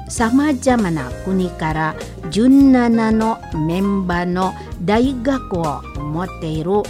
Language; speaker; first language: Japanese; non-native, learner; Indonesian